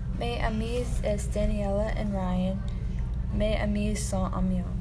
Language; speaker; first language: French; non-native, learner; English